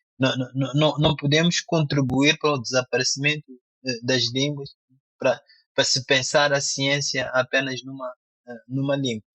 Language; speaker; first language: Portuguese; non-native, local second language; Tsonga